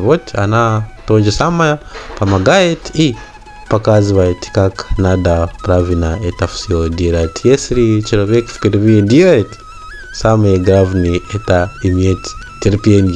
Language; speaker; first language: Russian; non-native, learner; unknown